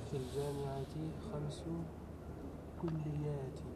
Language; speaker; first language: Arabic; non-native, learner; French